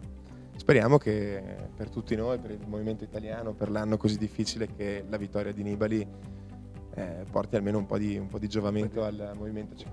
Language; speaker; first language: Italian; native; Italian